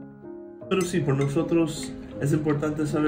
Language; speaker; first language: Spanish; non-native, learner; English